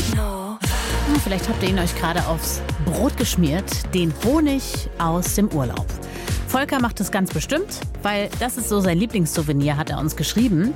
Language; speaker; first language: German; native; German